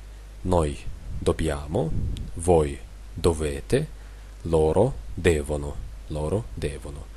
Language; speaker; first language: Italian; non-native, fluent; Russian